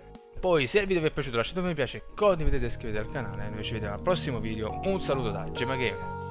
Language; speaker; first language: Italian; native; Italian